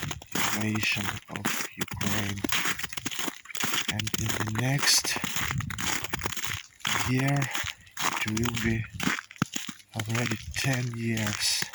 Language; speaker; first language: English; non-native, learner; Ukrainian